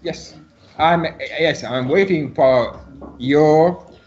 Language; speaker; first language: English; non-native, learner; Italian